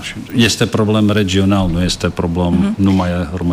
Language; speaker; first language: Romanian; non-native, learner; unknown